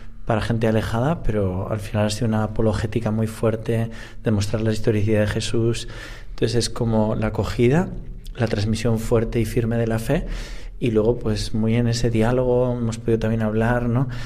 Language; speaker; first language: Spanish; native; Spanish